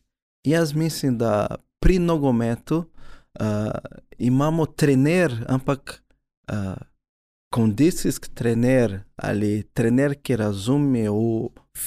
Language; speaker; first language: Slovenian; early bilingual, other home language; Portuguese